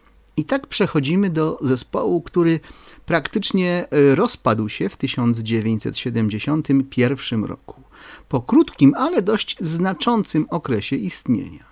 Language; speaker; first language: Polish; native; Polish